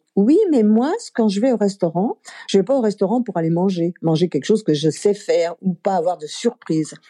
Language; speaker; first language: French; native; French